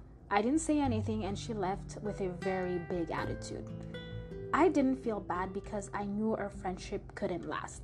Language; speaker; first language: English; non-native, fluent; French